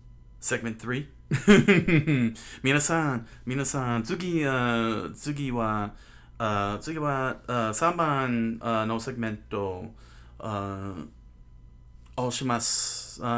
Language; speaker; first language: Japanese; non-native, learner; English